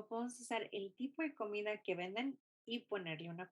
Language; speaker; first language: Spanish; non-native, fluent; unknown